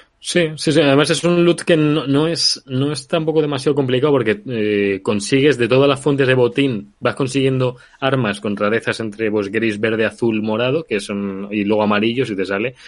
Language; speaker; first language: Spanish; native; Spanish